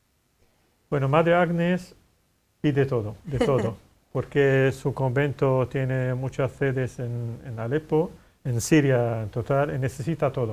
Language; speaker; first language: Spanish; non-native, fluent; Arabic